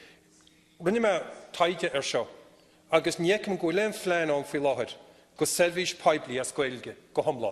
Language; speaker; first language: Irish; native; Irish